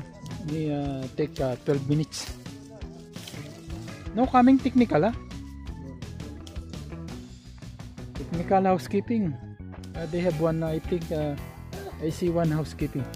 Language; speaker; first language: English; non-native, learner; Filipino